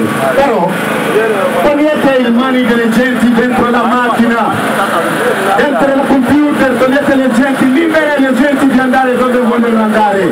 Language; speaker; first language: Italian; non-native, learner; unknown